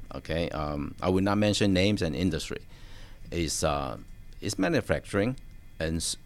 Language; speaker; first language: English; non-native, local second language; Cantonese